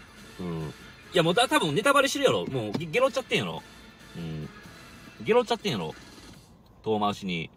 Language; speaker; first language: Japanese; native; Japanese